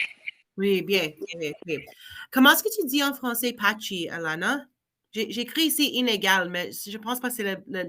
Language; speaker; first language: French; non-native, learner; English